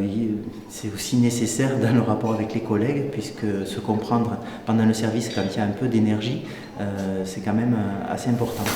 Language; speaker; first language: French; native; French